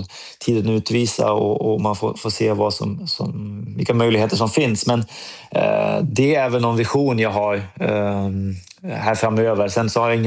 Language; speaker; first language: Swedish; native; Swedish